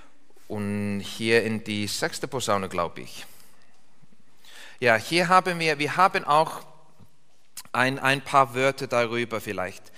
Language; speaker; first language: German; non-native, fluent; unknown